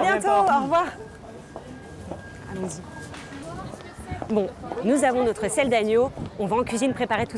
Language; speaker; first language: French; native; French